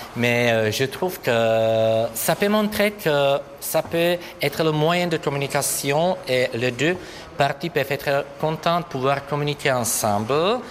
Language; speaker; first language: French; non-native, fluent; Czech